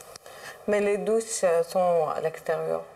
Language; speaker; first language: French; non-native, fluent; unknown